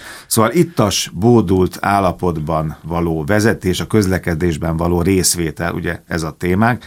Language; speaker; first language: Hungarian; native; Hungarian